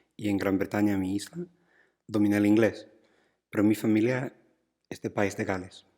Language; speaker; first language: Spanish; non-native, fluent; English